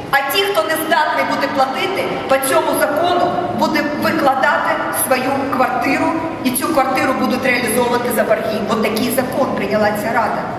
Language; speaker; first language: Ukrainian; non-native, local second language; Russian